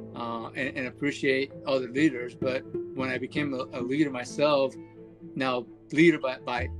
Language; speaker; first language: English; early bilingual, other home language; Spanish